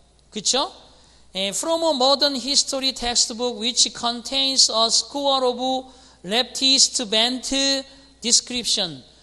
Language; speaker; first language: English; non-native, fluent; Korean